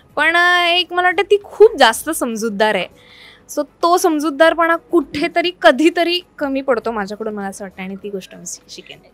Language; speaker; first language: Marathi; native; Marathi